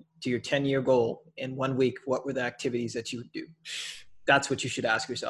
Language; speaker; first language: English; native; English